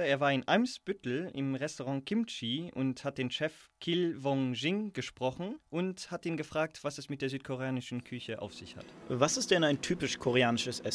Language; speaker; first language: German; native; German